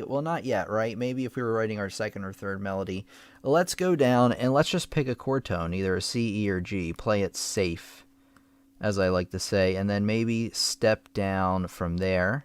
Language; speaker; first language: English; native; English